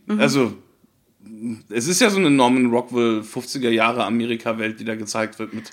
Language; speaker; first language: German; native; German